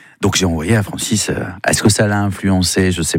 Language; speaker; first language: French; native; French